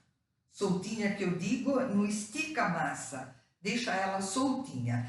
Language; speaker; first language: Portuguese; native; Portuguese